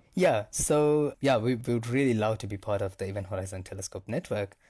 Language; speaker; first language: English; non-native, local second language; Tamil